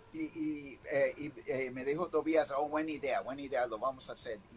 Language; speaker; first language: Spanish; early bilingual, heritage; Spanish